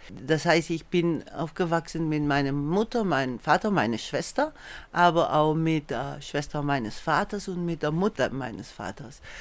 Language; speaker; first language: German; non-native, fluent; Italian